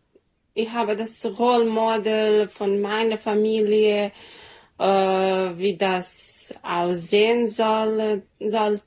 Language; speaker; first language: German; non-native, fluent; Serbian